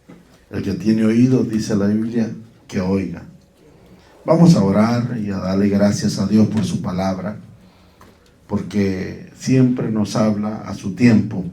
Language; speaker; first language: Spanish; native; Spanish